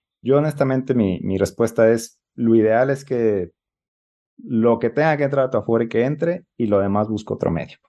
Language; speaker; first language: Spanish; native; Spanish